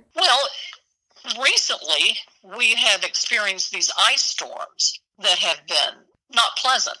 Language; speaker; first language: English; native; English